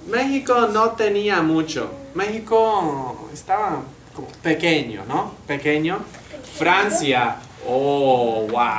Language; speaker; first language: Spanish; non-native, fluent; English